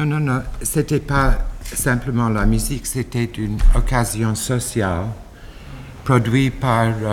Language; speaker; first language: French; non-native, fluent; English